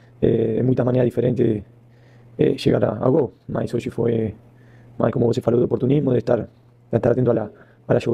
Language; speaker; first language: Portuguese; non-native, fluent; Spanish